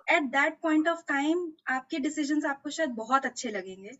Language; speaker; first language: Hindi; native; Hindi